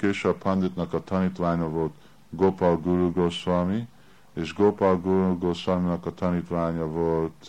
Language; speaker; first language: Hungarian; early bilingual, heritage; Hungarian